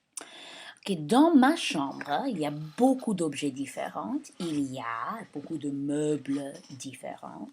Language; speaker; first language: French; non-native, fluent; English